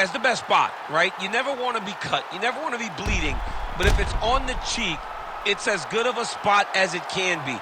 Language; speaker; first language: English; native; English